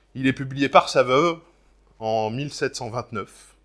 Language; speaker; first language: French; native; French